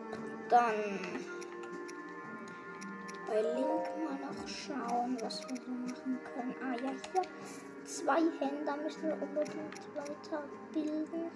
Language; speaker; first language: German; native; German